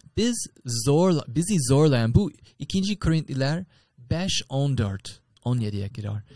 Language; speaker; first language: Turkish; non-native, fluent; English